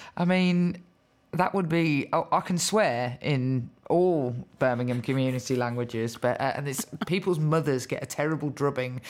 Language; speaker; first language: English; native; English